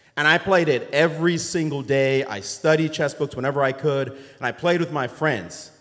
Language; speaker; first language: English; native; English